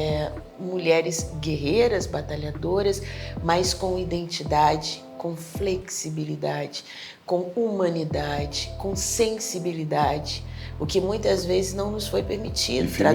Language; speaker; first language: Portuguese; native; Portuguese